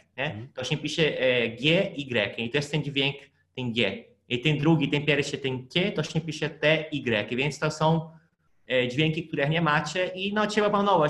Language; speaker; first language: Polish; non-native, fluent; Portuguese